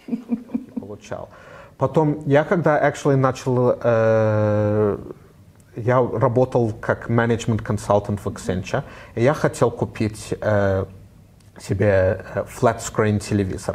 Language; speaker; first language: Russian; early bilingual, heritage; Russian